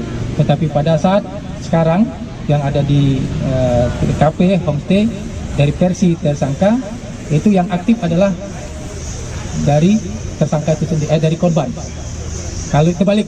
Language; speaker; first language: Indonesian; native; Indonesian